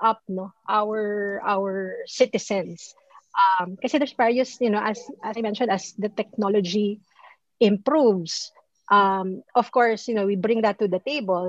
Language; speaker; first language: English; non-native, local second language; Filipino